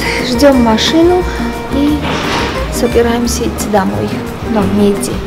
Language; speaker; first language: Russian; non-native, fluent; Armenian